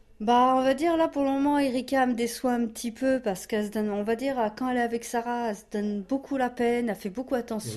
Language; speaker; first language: French; native; French